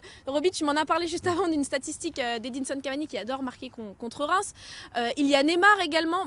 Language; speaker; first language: French; native; French